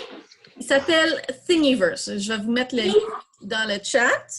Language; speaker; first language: French; native; French